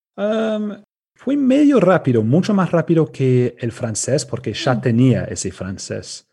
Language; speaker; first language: Spanish; non-native, fluent; English